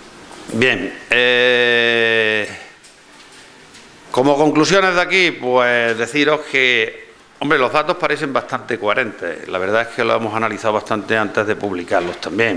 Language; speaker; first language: Spanish; native; Spanish